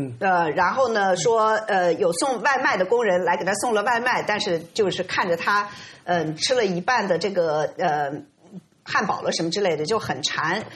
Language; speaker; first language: Chinese; native; Chinese